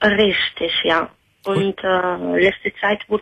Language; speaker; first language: German; non-native, learner; Italian